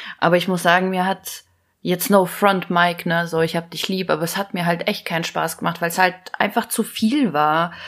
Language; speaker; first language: German; early bilingual, other home language; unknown